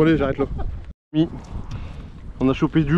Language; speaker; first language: French; native; French